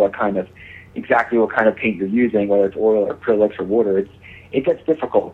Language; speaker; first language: English; native; English